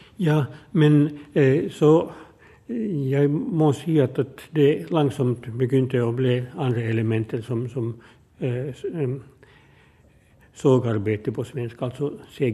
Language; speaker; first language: Norwegian; non-native, fluent; Finnish